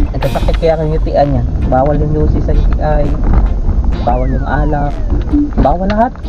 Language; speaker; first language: Filipino; non-native, local second language; Hiligaynon